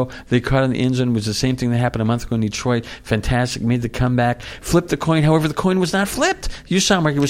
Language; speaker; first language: English; native; English